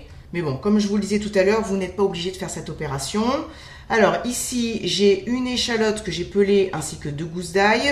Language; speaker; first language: French; native; French